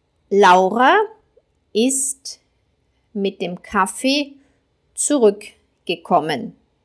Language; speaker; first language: German; native; German